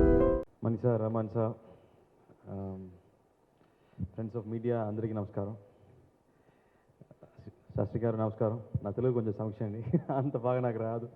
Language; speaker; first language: Telugu; non-native, learner; Tamil